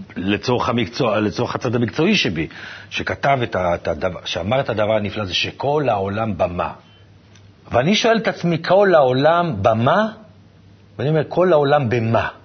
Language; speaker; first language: Hebrew; native; Hebrew